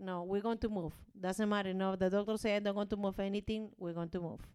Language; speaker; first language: English; non-native, learner; Spanish